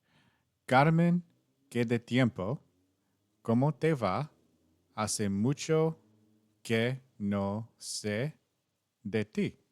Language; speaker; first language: Spanish; non-native, learner; English